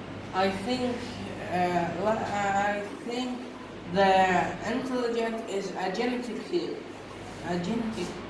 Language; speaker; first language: English; non-native, learner; Arabic